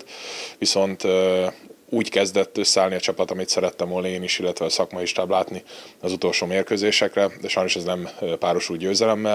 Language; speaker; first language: Hungarian; native; Hungarian